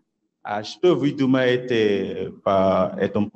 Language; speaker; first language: Russian; non-native, fluent; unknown